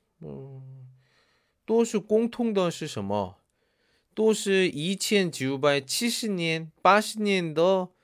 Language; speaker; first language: Chinese; non-native, learner; Korean